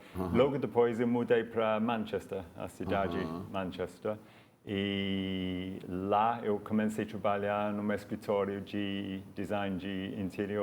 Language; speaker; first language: Portuguese; non-native, fluent; English